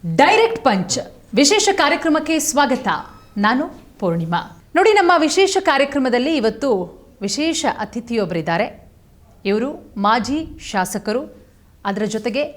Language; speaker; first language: Kannada; native; Kannada